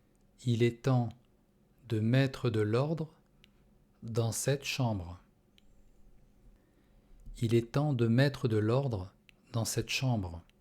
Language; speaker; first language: French; non-native, fluent; Russian